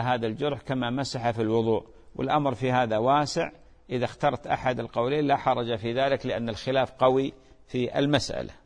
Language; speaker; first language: Arabic; native; Arabic